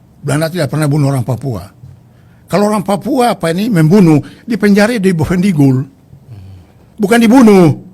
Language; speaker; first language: Indonesian; native; Indonesian